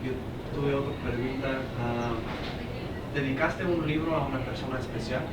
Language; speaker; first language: Spanish; non-native, learner; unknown